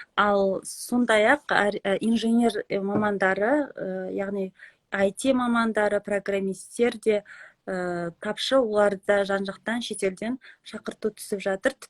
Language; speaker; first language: Kazakh; native; Kazakh